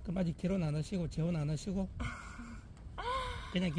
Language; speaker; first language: Korean; native; Korean